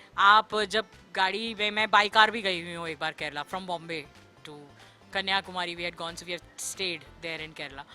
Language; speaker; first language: Hindi; native; Hindi